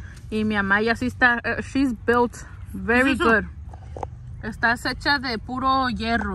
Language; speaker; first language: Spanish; early bilingual, heritage; Spanish